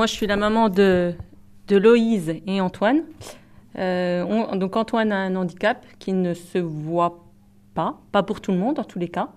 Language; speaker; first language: French; native; French